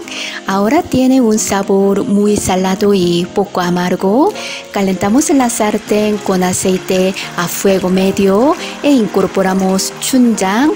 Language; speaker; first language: Spanish; non-native, fluent; Korean